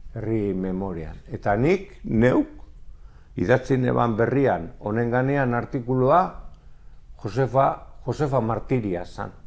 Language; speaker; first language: Basque; native; Basque